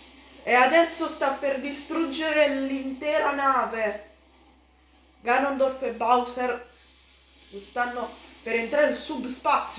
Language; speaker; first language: Italian; native; Italian